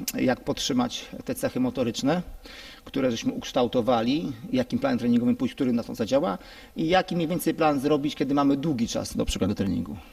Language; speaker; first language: Polish; native; Polish